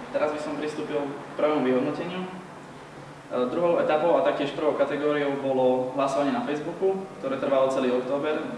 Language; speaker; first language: Slovak; native; Slovak